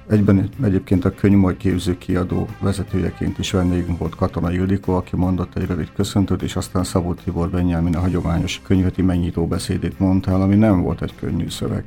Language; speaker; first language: Hungarian; native; Hungarian